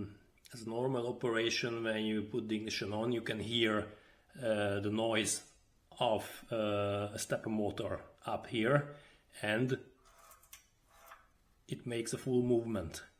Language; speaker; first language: English; non-native, fluent; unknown